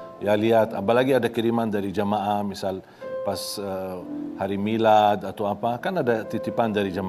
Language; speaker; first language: Indonesian; non-native, fluent; Arabic